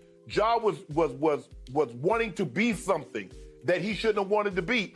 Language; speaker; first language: English; native; English